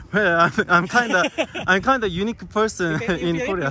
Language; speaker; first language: English; non-native, learner; Korean